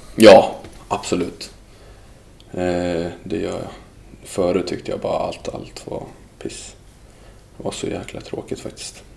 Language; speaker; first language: Swedish; early bilingual, other home language; Serbian